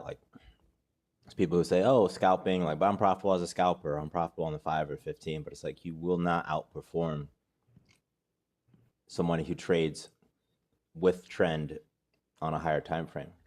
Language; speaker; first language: English; native; English